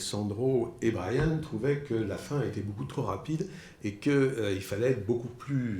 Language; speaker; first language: French; native; French